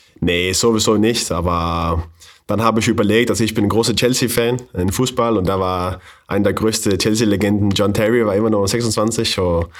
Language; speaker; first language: German; non-native, fluent; Danish